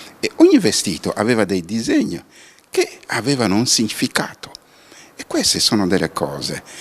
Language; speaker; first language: Italian; non-native, fluent; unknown